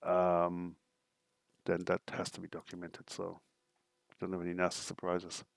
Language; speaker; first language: English; non-native, fluent; German